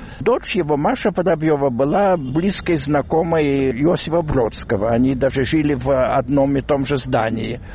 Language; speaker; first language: Russian; non-native, local second language; Lithuanian